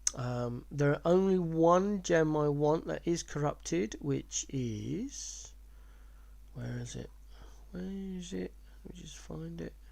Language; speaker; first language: English; native; English